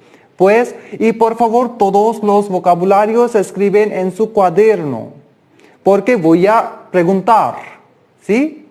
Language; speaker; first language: Spanish; non-native, learner; Hindi